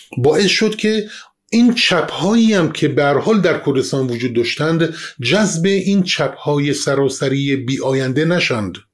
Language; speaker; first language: Persian; non-native, local second language; Kurdish